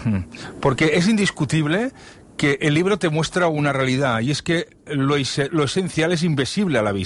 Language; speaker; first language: Spanish; non-native, local second language; Catalan